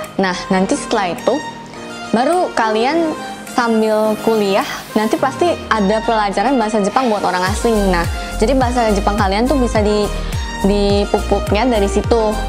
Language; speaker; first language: Indonesian; native; Indonesian